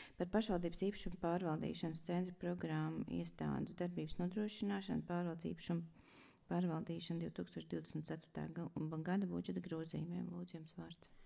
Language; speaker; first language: Latvian; native; Latvian